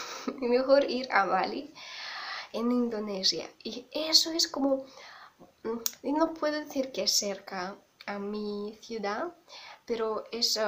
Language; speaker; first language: Spanish; non-native, fluent; Russian